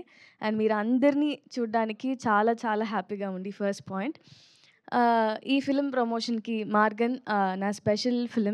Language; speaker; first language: Telugu; non-native, local second language; Tamil